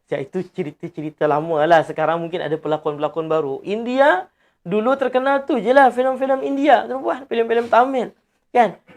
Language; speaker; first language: Malay; native; Malay